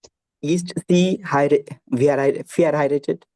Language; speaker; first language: German; non-native, learner; Bangla